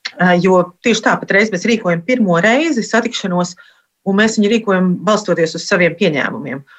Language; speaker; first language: Latvian; native; Latvian